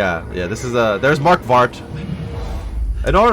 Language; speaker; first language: English; native; English